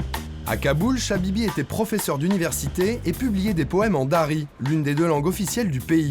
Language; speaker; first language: French; native; French